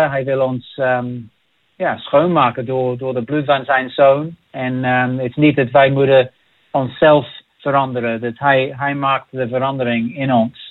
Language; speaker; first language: Dutch; non-native, fluent; English